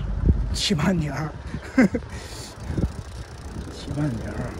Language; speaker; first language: Chinese; native; Chinese